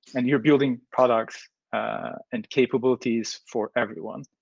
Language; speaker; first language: English; non-native, fluent; Turkish